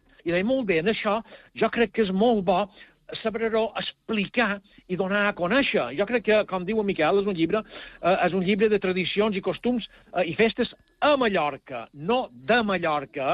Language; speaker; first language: Catalan; native; Catalan